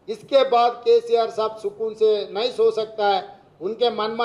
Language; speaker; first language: Hindi; non-native, local second language; Telugu